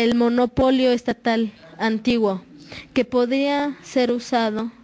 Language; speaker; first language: Spanish; non-native, fluent; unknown